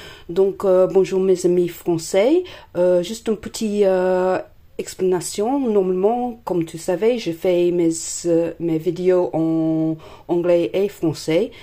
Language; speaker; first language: French; non-native, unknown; English